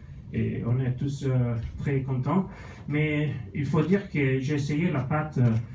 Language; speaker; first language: French; non-native, fluent; Italian